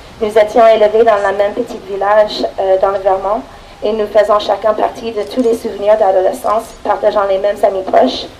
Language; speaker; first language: French; non-native, fluent; English